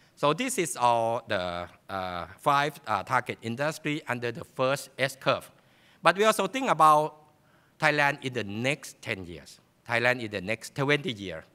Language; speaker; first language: English; non-native, fluent; Thai